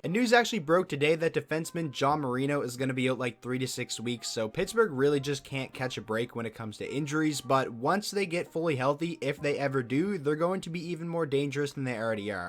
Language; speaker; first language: English; native; English